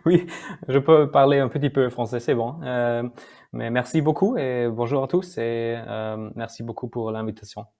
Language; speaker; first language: French; non-native, learner; German